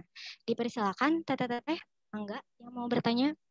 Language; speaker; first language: Indonesian; native; Indonesian